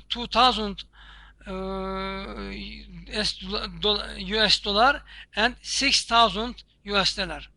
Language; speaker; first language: English; non-native, learner; Turkish